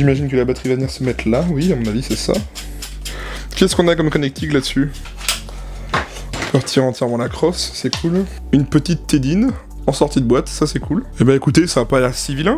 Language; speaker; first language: French; native; French